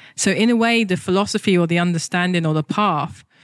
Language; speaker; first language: English; native; English